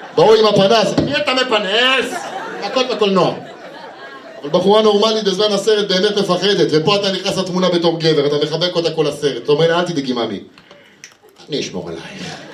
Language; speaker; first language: Hebrew; native; Hebrew